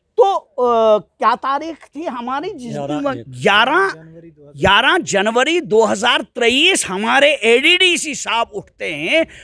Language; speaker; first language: Hindi; native; Hindi